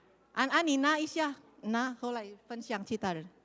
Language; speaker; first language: Chinese; non-native, learner; Indonesian